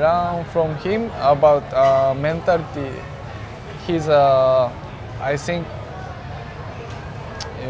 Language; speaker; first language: English; non-native, learner; Japanese